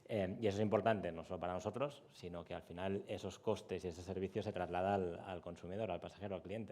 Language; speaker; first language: Spanish; native; Spanish